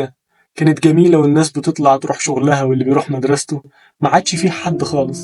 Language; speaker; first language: Arabic; native; Arabic